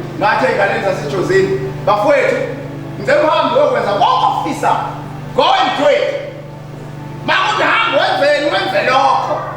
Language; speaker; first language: Zulu; native; Zulu